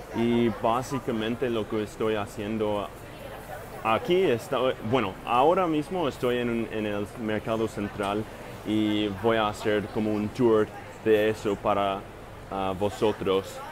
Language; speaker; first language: Spanish; non-native, fluent; English